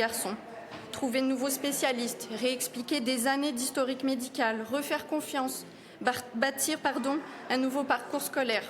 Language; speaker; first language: French; native; French